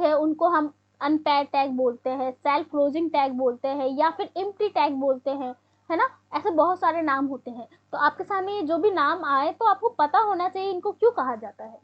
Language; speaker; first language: Hindi; native; Hindi